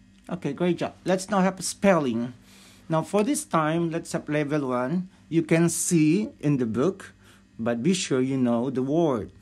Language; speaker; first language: English; non-native, local second language; Filipino